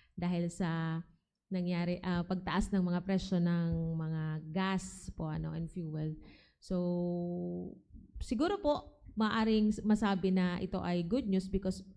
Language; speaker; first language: Filipino; non-native, local second language; Bikol